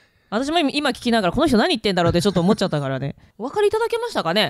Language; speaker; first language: Japanese; early bilingual, heritage; Japanese